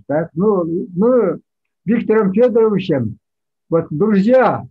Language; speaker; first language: Russian; non-native, local second language; Yakut